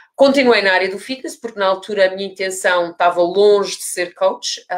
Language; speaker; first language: Portuguese; early bilingual, other home language; English